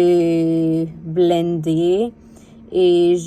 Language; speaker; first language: French; non-native, learner; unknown